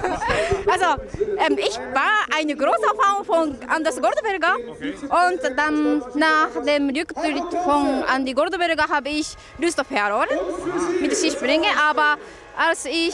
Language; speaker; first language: German; non-native, learner; Japanese